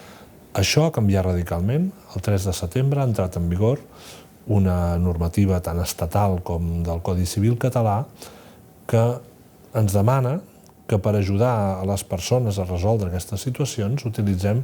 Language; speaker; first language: Catalan; native; Catalan